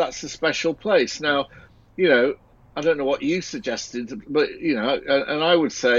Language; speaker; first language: English; native; English